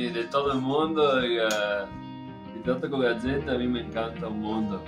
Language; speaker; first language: Spanish; non-native, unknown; Italian